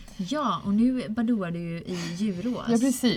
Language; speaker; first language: Swedish; native; Swedish